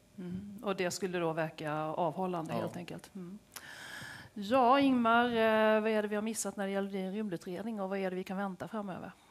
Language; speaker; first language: Swedish; native; Swedish